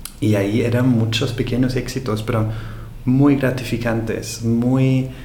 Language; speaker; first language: Spanish; non-native, fluent; German